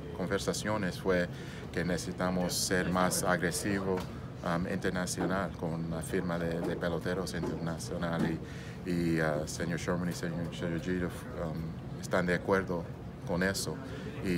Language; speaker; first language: Spanish; non-native, learner; English